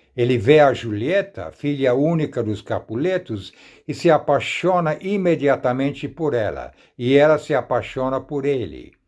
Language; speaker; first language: Portuguese; non-native, fluent; English